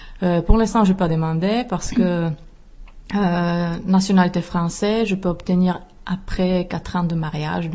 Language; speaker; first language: French; non-native, fluent; Czech